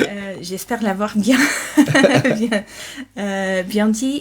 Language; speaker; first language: French; non-native, fluent; Portuguese